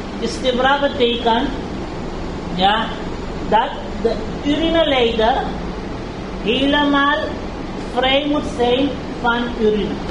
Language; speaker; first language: Dutch; early bilingual, heritage; Urdu